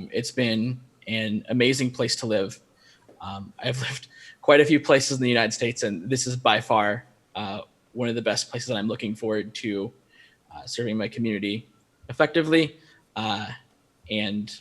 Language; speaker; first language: English; native; English